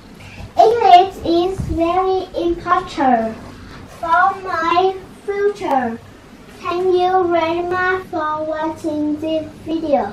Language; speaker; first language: English; non-native, learner; Vietnamese